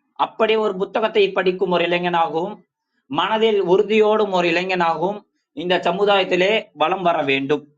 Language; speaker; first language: Tamil; non-native, local second language; Urdu